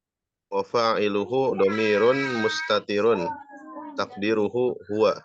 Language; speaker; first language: Arabic; non-native, learner; Indonesian